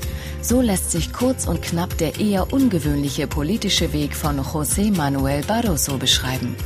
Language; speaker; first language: German; native; German